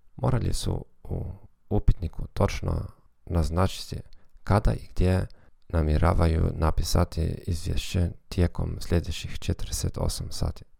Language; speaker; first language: Croatian; non-native, fluent; German